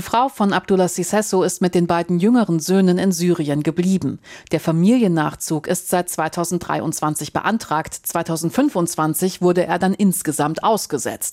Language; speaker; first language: German; native; German